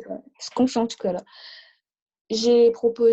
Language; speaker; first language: French; native; French